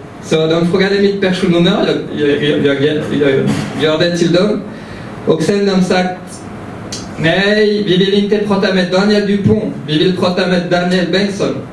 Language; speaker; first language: Swedish; early bilingual, heritage; French